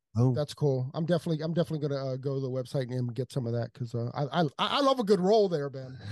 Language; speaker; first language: English; native; English